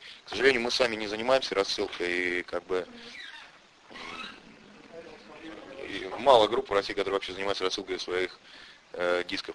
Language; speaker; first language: Russian; native; Russian